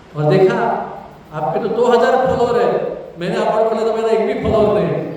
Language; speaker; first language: Hindi; non-native, local second language; Marathi